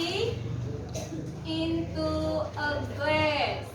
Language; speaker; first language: English; non-native, learner; Indonesian